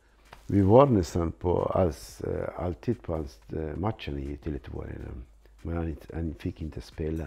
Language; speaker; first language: Swedish; non-native, learner; Persian